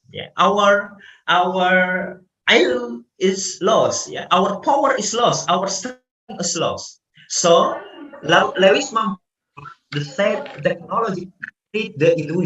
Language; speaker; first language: English; non-native, fluent; Indonesian